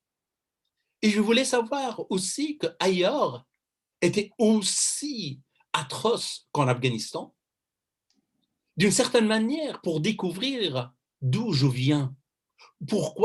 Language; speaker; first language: French; non-native, fluent; Persian